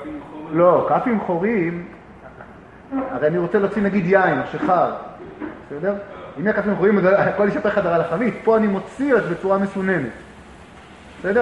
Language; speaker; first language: Hebrew; native; Hebrew